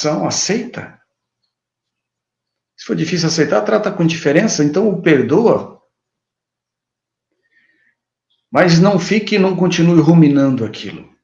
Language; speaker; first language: Portuguese; native; Portuguese